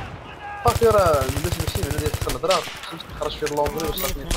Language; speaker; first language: Arabic; native; Arabic